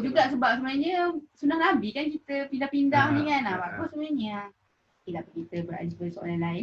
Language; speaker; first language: Malay; native; Malay